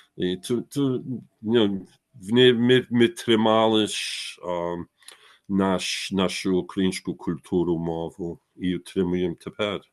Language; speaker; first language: Ukrainian; early bilingual, heritage; Ukrainian